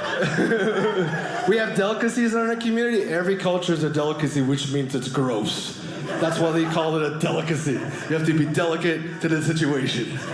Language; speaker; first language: English; native; English